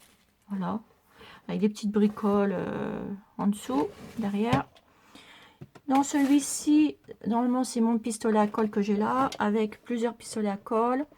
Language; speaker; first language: French; native; French